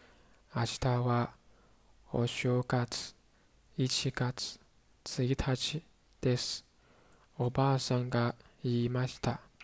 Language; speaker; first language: Japanese; non-native, learner; Chinese